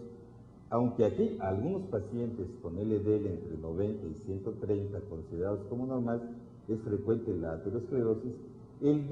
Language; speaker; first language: Spanish; native; Spanish